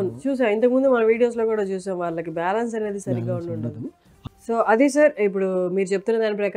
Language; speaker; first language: Telugu; native; Telugu